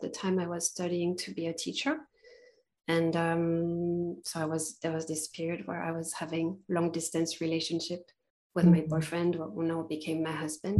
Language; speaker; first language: English; non-native, fluent; French